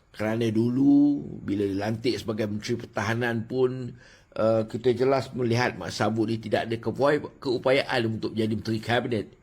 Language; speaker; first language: Malay; native; Malay